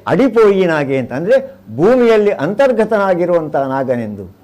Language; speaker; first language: Kannada; non-native, local second language; Tulu